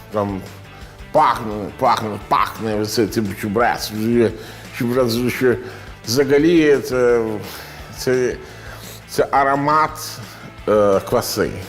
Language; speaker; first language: Ukrainian; non-native, learner; Italian